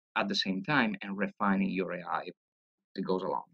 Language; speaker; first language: English; non-native, fluent; Italian